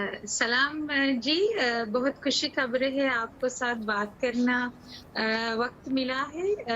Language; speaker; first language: Hindi; non-native, learner; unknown